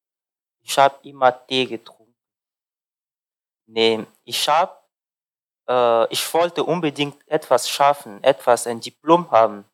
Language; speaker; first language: German; non-native, learner; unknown